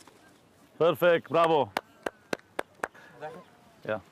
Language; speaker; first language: German; non-native, fluent; Arabic